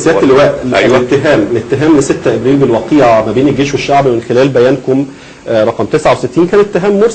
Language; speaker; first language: Arabic; native; Arabic